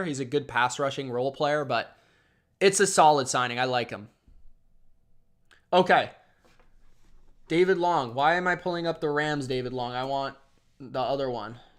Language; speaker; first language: English; native; English